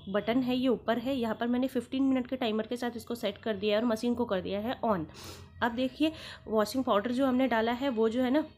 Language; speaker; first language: Hindi; native; Hindi